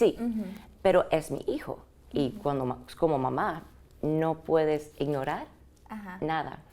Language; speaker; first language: Spanish; early bilingual, heritage; English